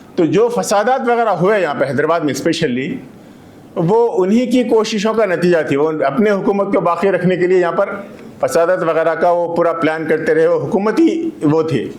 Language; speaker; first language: Urdu; native; Urdu